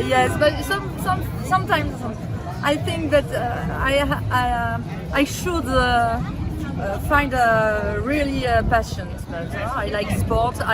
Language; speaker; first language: English; non-native, learner; French